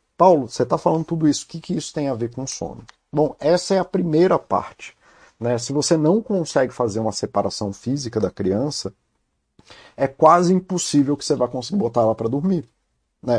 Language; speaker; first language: Portuguese; native; Portuguese